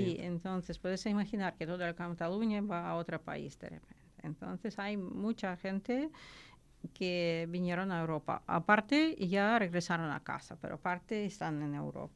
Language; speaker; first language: Spanish; non-native, learner; Ukrainian